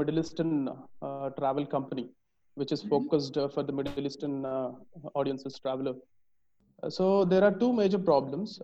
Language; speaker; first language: English; non-native, local second language; Telugu